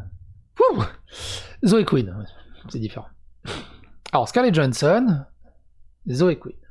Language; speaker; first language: French; native; French